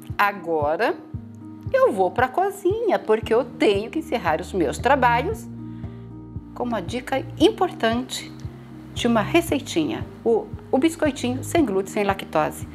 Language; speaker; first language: Portuguese; native; Portuguese